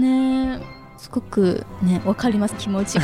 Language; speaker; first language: Japanese; non-native, fluent; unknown